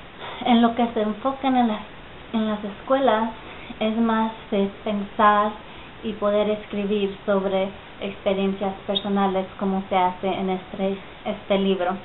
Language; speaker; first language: Spanish; early bilingual, heritage; Spanish